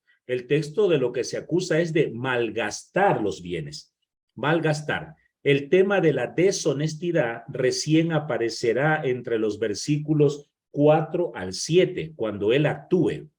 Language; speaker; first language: Spanish; native; Spanish